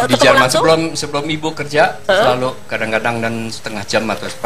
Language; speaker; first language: Indonesian; non-native, fluent; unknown